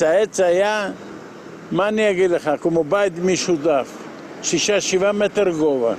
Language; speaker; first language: Hebrew; non-native, fluent; Ladino